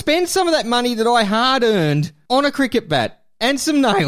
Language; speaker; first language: English; native; English